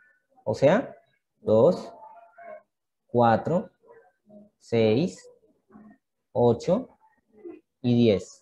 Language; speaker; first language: Spanish; native; Spanish